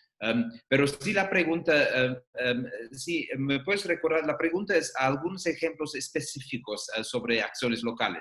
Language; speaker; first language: Spanish; non-native, fluent; English